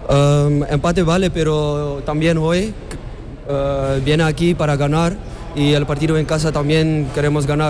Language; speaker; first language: Spanish; non-native, learner; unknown